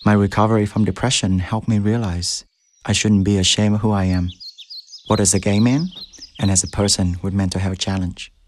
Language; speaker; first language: English; early bilingual, other home language; Vietnamese